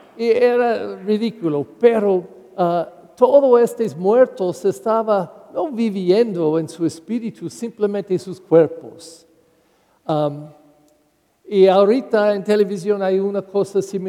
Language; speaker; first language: Spanish; non-native, learner; English